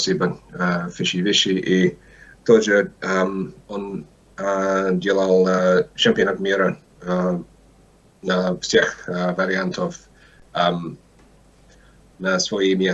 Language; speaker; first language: Russian; non-native, learner; English